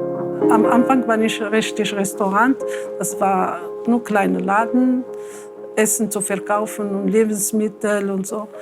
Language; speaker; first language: German; non-native, learner; Arabic